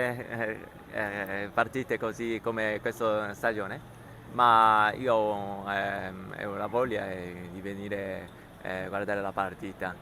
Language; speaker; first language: Italian; non-native, learner; Korean